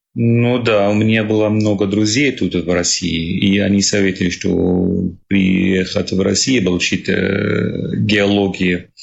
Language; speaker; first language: Russian; non-native, learner; Arabic